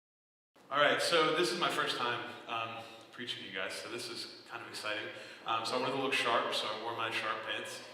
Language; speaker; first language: English; native; English